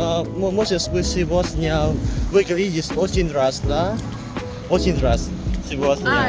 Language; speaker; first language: Russian; non-native, learner; Vietnamese